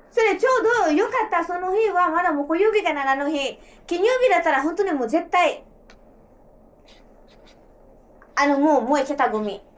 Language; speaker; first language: Japanese; early bilingual, other home language; Cebuano